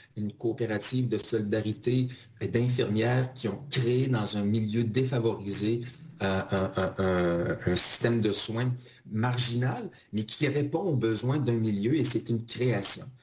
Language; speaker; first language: French; native; French